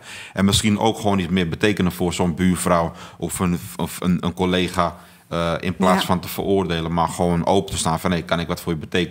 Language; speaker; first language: Dutch; native; Dutch